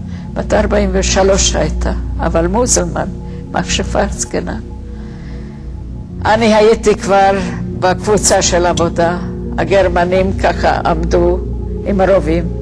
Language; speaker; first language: Hebrew; non-native, fluent; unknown